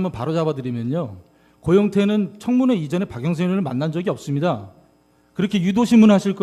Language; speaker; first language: Korean; native; Korean